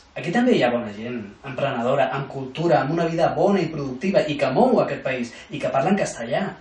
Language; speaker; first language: Catalan; non-native, local second language; Spanish